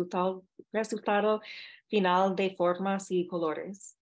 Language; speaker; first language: Spanish; non-native, fluent; English